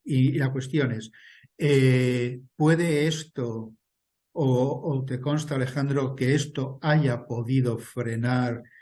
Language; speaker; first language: Spanish; native; Spanish